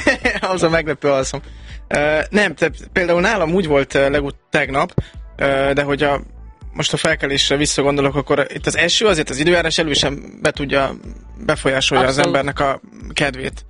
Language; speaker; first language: Hungarian; native; Hungarian